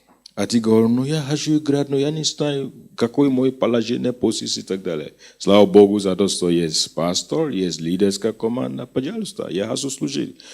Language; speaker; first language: Russian; non-native, fluent; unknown